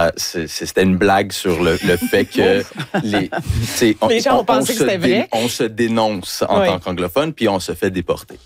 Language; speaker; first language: French; early bilingual, other home language; English